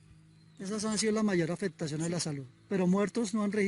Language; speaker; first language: Spanish; native; Spanish